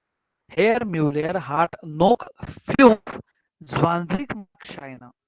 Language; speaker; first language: German; non-native, fluent; Marathi